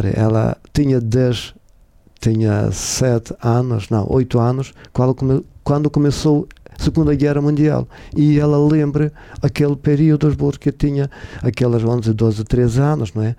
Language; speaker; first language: Portuguese; non-native, learner; Ukrainian